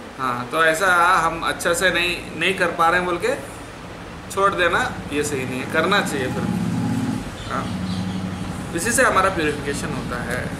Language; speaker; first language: Hindi; non-native, local second language; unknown